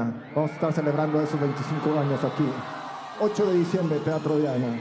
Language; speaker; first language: Spanish; native; Spanish